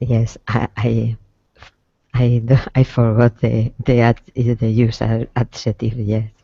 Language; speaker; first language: English; non-native, learner; Spanish